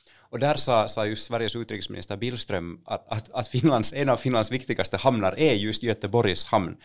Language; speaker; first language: Swedish; native; Swedish